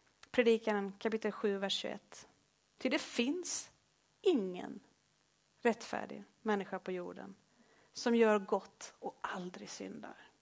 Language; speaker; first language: Swedish; native; Swedish